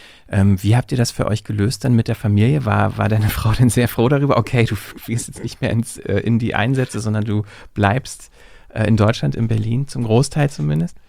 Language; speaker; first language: German; native; German